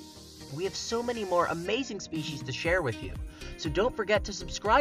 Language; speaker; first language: English; native; English